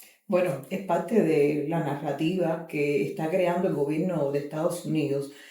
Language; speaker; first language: Spanish; native; Spanish